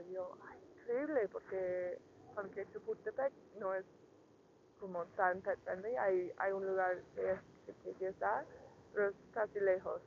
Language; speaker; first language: Spanish; non-native, learner; English